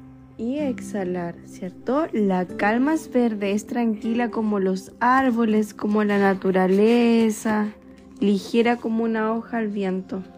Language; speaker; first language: Spanish; native; Spanish